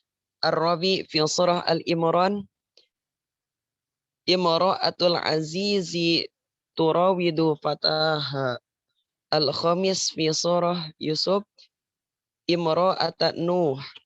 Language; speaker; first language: Arabic; non-native, learner; Indonesian